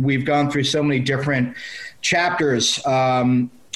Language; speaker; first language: English; native; English